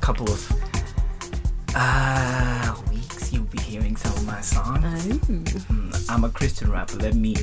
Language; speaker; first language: English; non-native, local second language; Shona